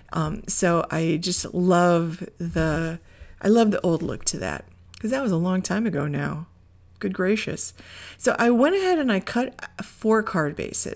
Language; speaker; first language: English; native; English